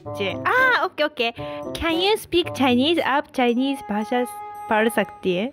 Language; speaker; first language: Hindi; non-native, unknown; Japanese